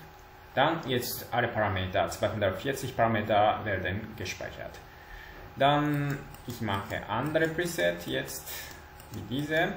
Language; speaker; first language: German; non-native, learner; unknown